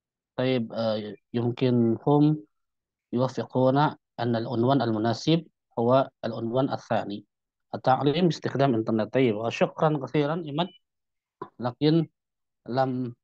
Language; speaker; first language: Arabic; non-native, fluent; Indonesian